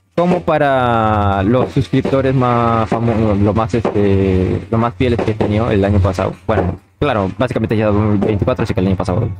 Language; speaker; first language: Spanish; native; Spanish